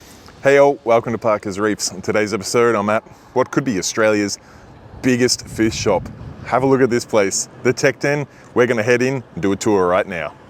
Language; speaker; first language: English; native; English